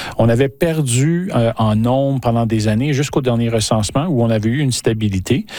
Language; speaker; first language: French; native; French